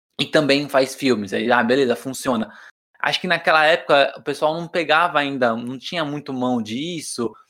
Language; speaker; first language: Portuguese; native; Portuguese